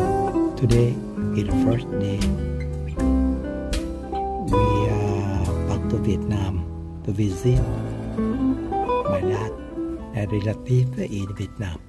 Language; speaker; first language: English; non-native, learner; Vietnamese